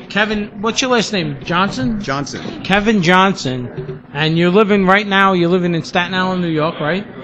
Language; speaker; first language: English; early bilingual, other home language; Italian